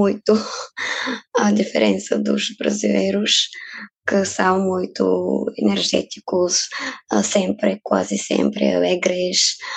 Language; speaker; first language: Portuguese; non-native, fluent; Bulgarian